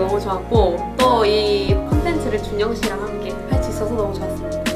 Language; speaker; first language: Korean; native; Korean